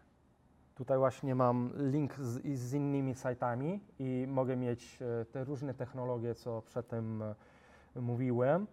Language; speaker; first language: Polish; non-native, fluent; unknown